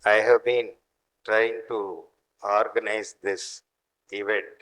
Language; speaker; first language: English; non-native, local second language; Tamil